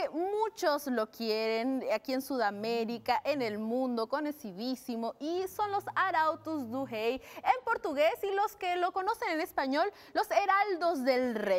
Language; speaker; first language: Spanish; native; Spanish